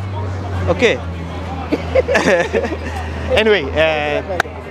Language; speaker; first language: English; non-native, learner; Tigrinya